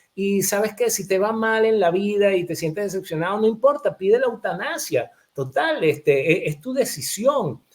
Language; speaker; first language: Spanish; native; Spanish